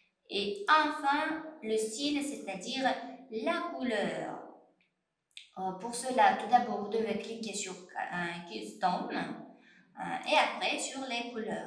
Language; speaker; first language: French; non-native, fluent; Uzbek